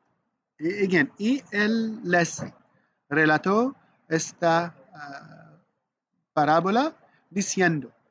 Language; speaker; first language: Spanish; non-native, learner; Arabic